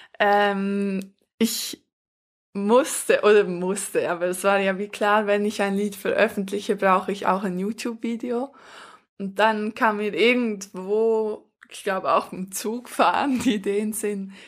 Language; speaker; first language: German; native; German